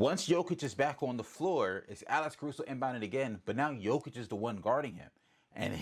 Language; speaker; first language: English; native; English